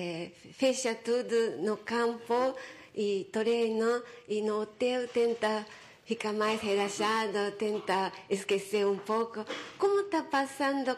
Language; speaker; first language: Portuguese; non-native, fluent; Japanese